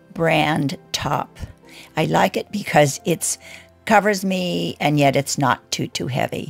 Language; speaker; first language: English; native; English